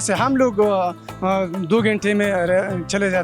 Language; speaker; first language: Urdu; non-native, local second language; Pashto